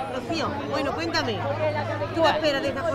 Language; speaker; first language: Spanish; native; Spanish